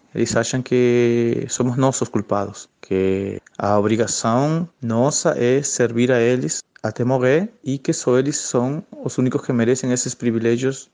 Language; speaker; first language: Portuguese; non-native, fluent; Spanish